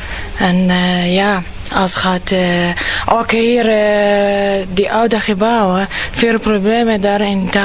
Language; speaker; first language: Dutch; non-native, learner; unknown